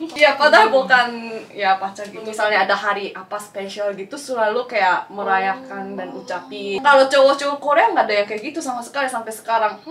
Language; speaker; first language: Indonesian; non-native, fluent; Korean